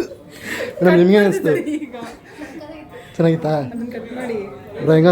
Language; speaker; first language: Kannada; native; Kannada